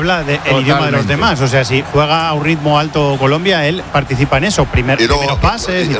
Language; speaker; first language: Spanish; native; Spanish